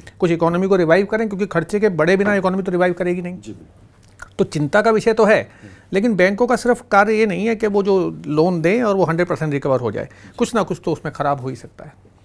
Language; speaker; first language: Hindi; native; Hindi